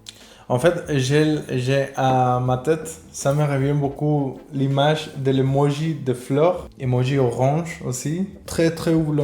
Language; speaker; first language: French; non-native, fluent; Spanish